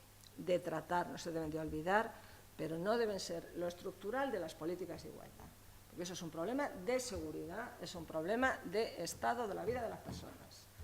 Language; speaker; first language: Spanish; native; Spanish